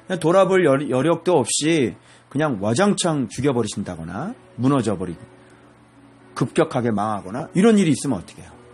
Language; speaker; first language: Korean; native; Korean